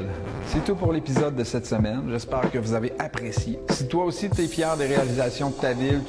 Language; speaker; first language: French; native; French